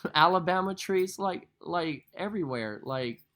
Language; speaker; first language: English; native; English